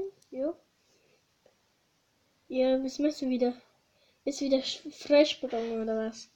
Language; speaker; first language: German; early bilingual, other home language; Hungarian